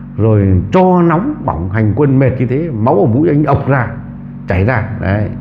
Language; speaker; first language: Vietnamese; native; Vietnamese